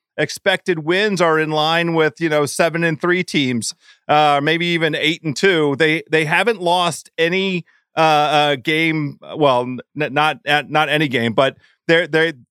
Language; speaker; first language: English; native; English